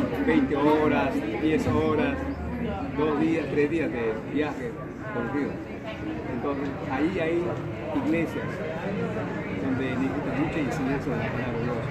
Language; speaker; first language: Spanish; non-native, local second language; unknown